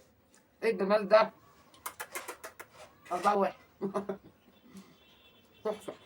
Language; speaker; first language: Arabic; native; Arabic